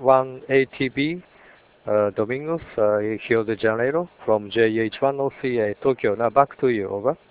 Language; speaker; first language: English; non-native, learner; Japanese